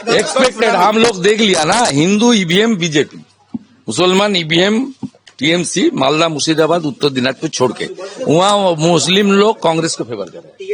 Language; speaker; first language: Hindi; non-native, local second language; Bangla